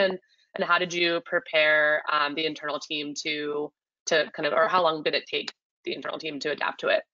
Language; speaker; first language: English; native; English